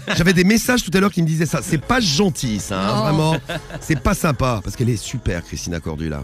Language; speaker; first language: French; native; French